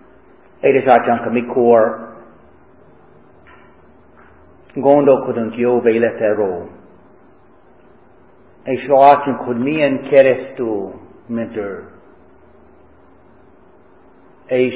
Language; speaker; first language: Hungarian; non-native, fluent; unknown